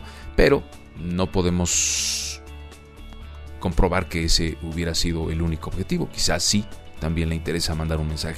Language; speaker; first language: Spanish; native; Spanish